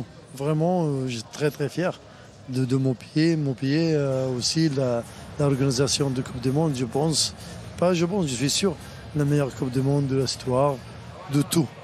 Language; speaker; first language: French; non-native, learner; Arabic